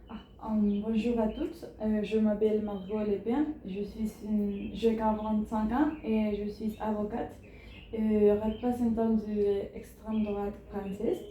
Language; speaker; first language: French; non-native, learner; Spanish